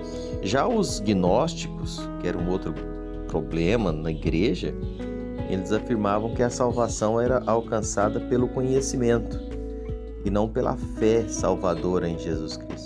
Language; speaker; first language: Portuguese; native; Portuguese